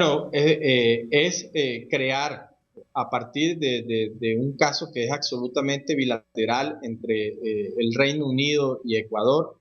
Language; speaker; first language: Spanish; native; Spanish